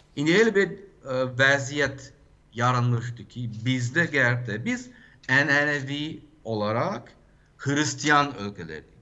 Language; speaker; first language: Azerbaijani; non-native, fluent; German